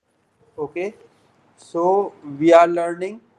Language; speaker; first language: English; non-native, local second language; Hindi